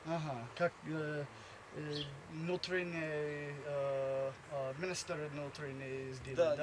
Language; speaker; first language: Russian; non-native, learner; English